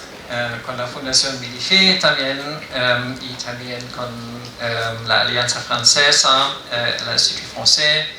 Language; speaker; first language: Spanish; non-native, fluent; German